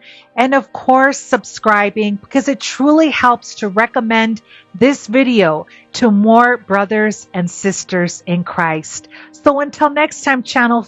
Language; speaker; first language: English; native; English